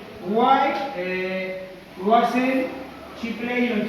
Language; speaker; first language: English; non-native, learner; Spanish